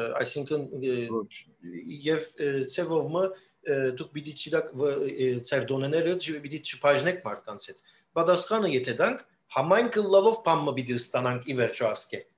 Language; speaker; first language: Armenian; early bilingual, heritage; Armenian